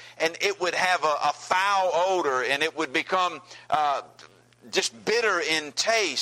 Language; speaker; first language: English; native; English